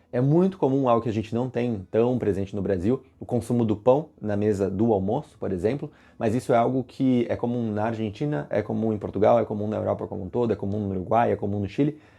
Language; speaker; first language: Portuguese; native; Portuguese